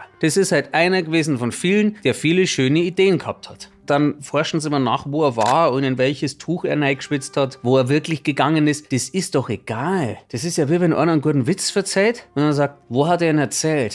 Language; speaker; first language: German; native; German